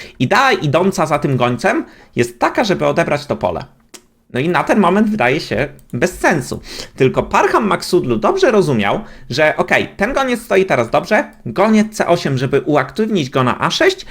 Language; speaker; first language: Polish; native; Polish